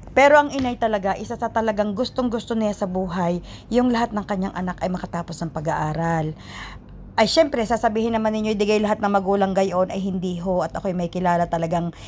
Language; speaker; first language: Filipino; native; Filipino